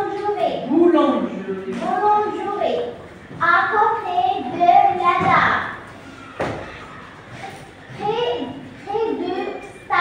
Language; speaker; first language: French; non-native, learner; Arabic